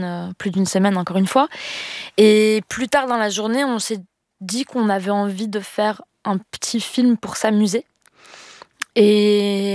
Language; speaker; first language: French; non-native, local second language; Arabic